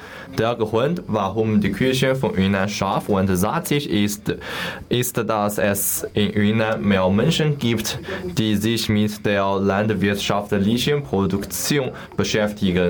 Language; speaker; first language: German; non-native, learner; Chinese